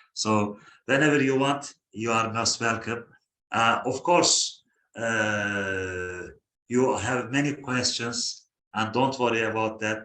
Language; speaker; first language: English; non-native, fluent; Turkish